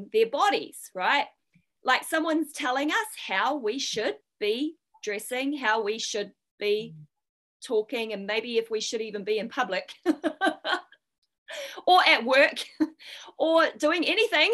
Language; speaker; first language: English; native; English